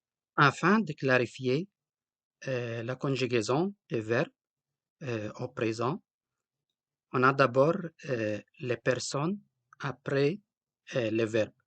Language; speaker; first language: French; non-native, local second language; Arabic